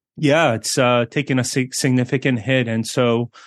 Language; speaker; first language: English; early bilingual, other home language; Korean